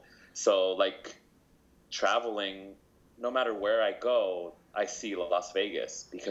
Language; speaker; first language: English; early bilingual, other home language; Spanish